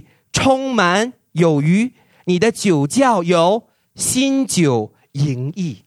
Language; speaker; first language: Chinese; native; Chinese